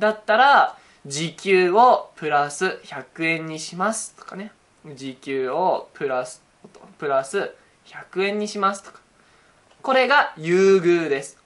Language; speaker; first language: Japanese; native; Japanese